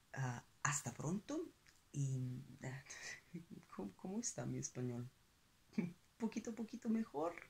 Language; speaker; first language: Spanish; non-native, learner; Italian